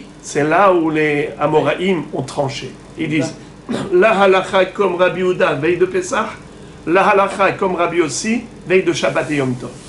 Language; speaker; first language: French; native; French